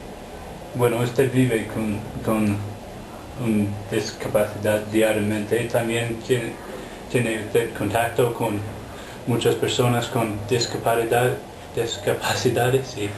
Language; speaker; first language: Spanish; non-native, fluent; English